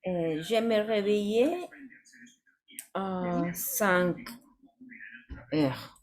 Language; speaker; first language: French; non-native, learner; Spanish